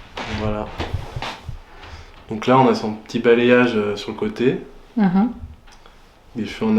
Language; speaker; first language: French; native; French